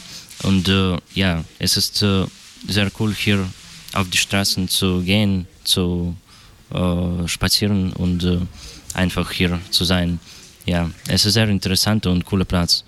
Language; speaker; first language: German; non-native, learner; Russian